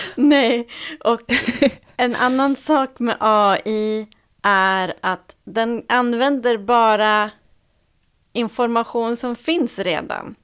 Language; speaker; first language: Swedish; native; Swedish